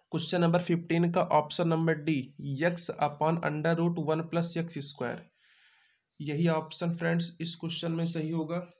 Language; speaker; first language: Hindi; native; Hindi